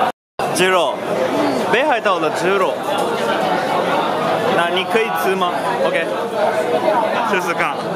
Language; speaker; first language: Chinese; non-native, learner; Japanese